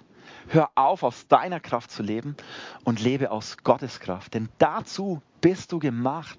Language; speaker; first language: German; native; German